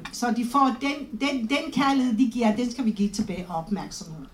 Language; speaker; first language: Danish; non-native, fluent; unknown